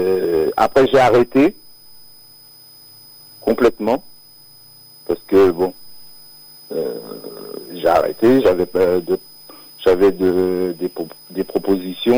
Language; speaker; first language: French; native; French